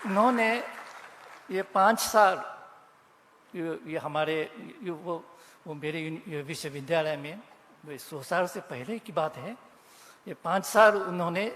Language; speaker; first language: Hindi; non-native, fluent; Japanese